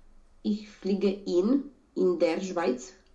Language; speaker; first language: German; non-native, learner; Romanian